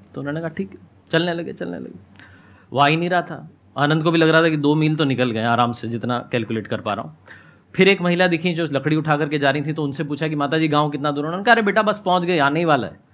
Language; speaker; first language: Hindi; native; Hindi